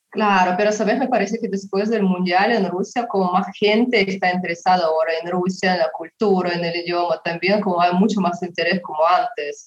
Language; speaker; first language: Spanish; non-native, fluent; Russian